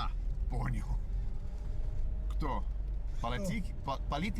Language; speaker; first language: Russian; non-native, learner; English